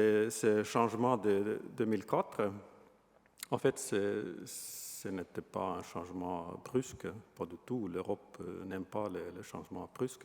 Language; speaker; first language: French; non-native, fluent; Estonian